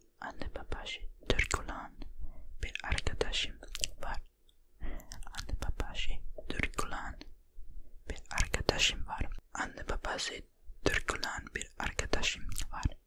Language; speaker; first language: Turkish; non-native, learner; Finnish